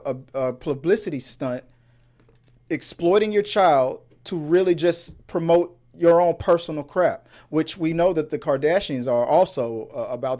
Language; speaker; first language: English; native; English